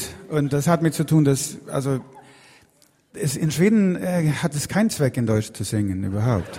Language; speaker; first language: German; non-native, fluent; Swedish